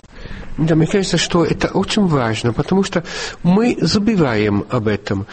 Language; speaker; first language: Russian; non-native, fluent; Italian